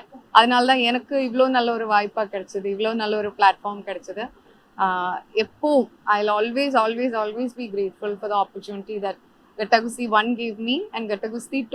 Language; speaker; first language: Tamil; non-native, fluent; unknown